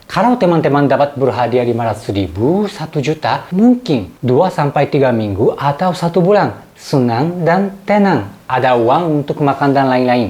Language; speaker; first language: Indonesian; non-native, fluent; Japanese